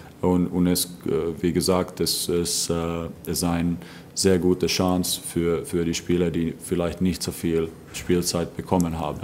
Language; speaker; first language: German; non-native, fluent; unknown